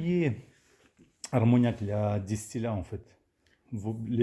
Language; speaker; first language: French; non-native, learner; Russian